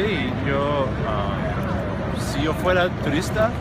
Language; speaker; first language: Spanish; non-native, fluent; English